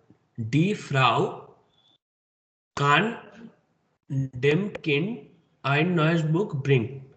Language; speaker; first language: German; non-native, learner; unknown